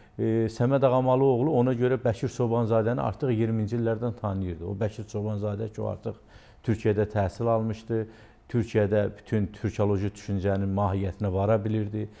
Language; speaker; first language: Azerbaijani; native; Azerbaijani